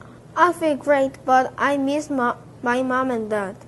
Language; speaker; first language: English; non-native, learner; Korean